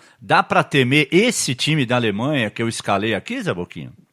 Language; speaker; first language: Portuguese; native; Portuguese